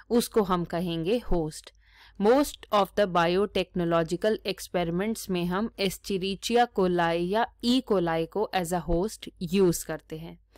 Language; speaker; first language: Hindi; native; Hindi